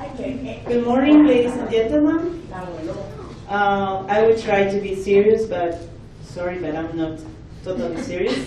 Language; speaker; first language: English; non-native, fluent; Spanish